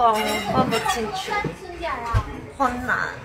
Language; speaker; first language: Chinese; non-native, learner; Korean